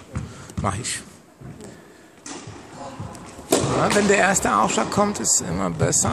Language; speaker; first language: German; non-native, fluent; Polish